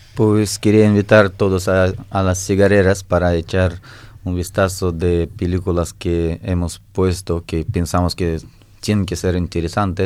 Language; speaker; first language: Spanish; non-native, fluent; Russian